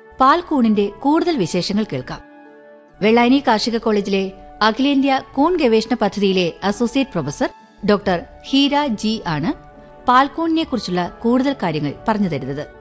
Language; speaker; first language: Malayalam; native; Malayalam